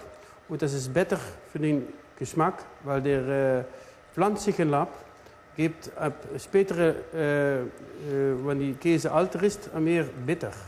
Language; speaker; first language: German; non-native, learner; Dutch